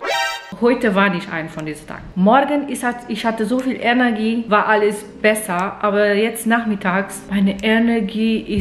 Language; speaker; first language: German; non-native, fluent; Portuguese